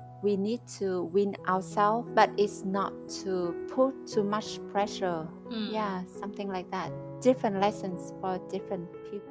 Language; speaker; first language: English; non-native, fluent; Vietnamese